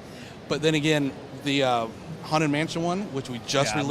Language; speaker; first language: English; native; English